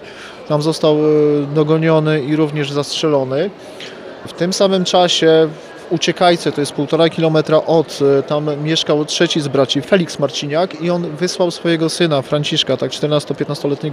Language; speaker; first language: Polish; native; Polish